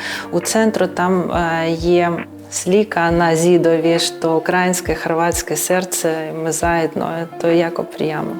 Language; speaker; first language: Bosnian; non-native, learner; Ukrainian